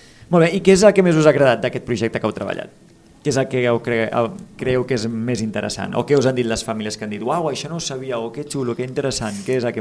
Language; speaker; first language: Catalan; native; Catalan